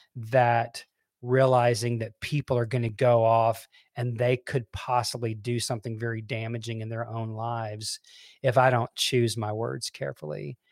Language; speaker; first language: English; native; English